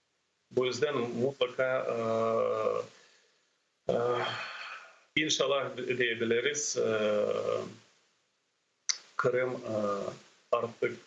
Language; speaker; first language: Turkish; non-native, fluent; Ukrainian